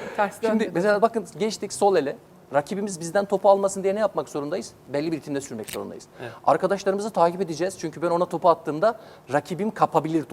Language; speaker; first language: Turkish; native; Turkish